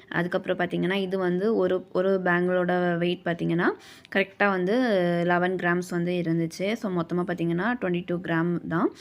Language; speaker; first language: Tamil; native; Tamil